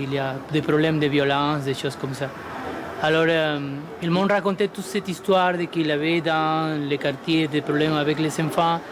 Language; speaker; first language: French; non-native, fluent; Spanish